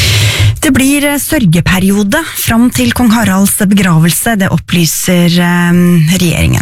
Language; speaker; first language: Norwegian; native; Norwegian